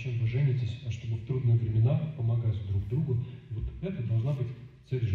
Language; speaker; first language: Russian; native; Russian